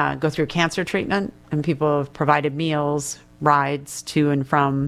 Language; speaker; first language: English; native; English